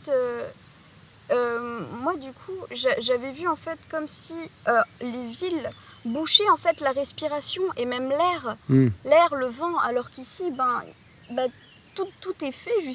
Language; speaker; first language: French; native; French